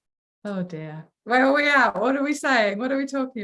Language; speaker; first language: English; native; English